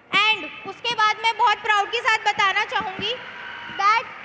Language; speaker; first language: Hindi; native; Hindi